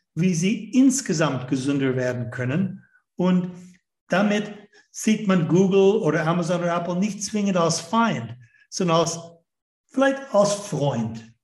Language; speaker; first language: German; non-native, fluent; English